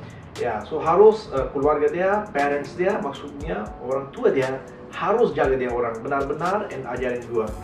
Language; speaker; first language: Indonesian; non-native, learner; Malay